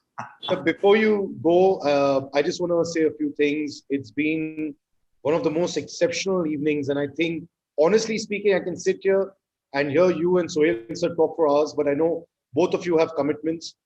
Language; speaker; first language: English; non-native, local second language; Hindi